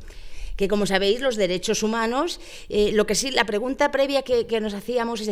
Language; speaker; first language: Spanish; native; Spanish